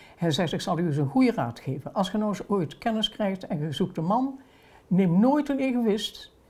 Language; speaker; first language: Dutch; native; Dutch